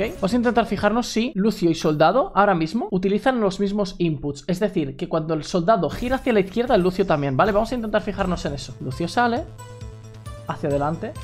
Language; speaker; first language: Spanish; native; Spanish